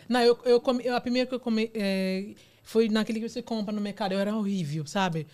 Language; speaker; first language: Portuguese; non-native, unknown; Yoruba